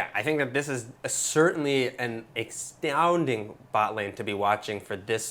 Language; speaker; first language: English; native; English